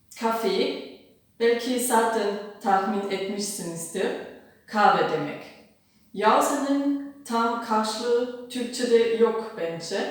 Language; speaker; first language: Turkish; non-native, learner; German